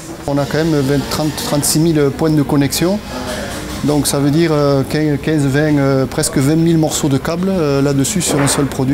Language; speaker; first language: French; native; French